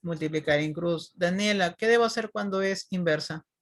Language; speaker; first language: Spanish; native; Spanish